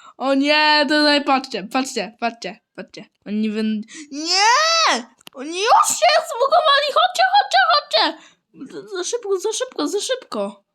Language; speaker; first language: Polish; native; Polish